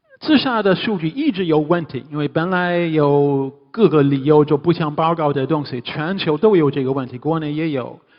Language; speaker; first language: Chinese; non-native, fluent; English